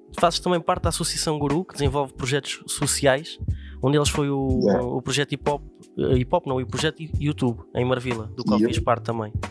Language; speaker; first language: Portuguese; native; Portuguese